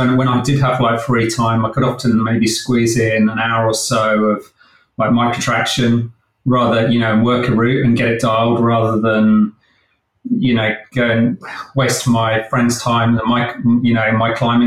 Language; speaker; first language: English; native; English